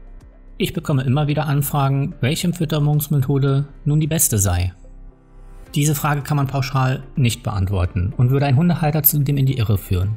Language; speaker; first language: German; native; German